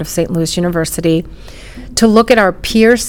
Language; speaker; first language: English; native; English